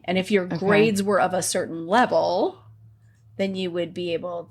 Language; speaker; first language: English; native; English